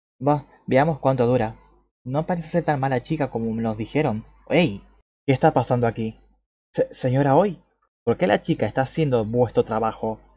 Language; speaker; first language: Spanish; native; Spanish